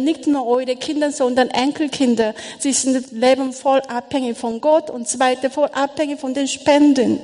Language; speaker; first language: German; non-native, learner; Korean